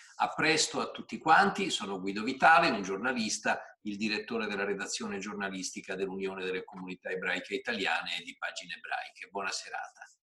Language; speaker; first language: Italian; native; Italian